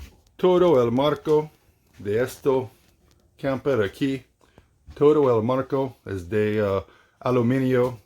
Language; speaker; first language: Spanish; non-native, fluent; English